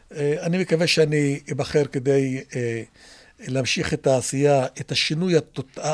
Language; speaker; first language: Hebrew; non-native, local second language; Arabic